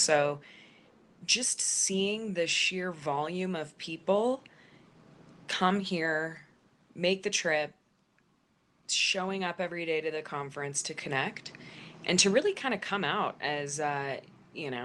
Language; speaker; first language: English; native; English